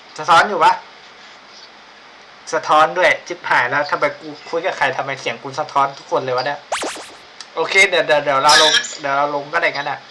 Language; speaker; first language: Thai; native; Thai